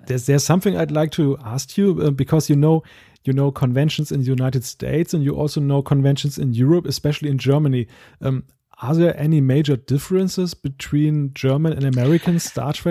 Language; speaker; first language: English; non-native, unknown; German